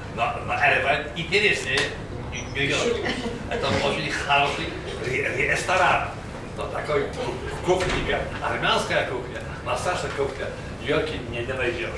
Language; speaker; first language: Russian; non-native, fluent; Polish